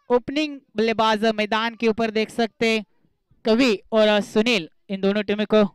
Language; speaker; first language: Hindi; non-native, local second language; Marathi